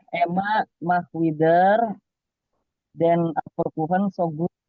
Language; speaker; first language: German; non-native, learner; Indonesian